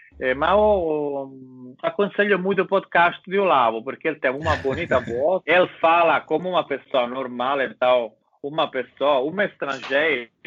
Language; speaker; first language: Portuguese; non-native, learner; Italian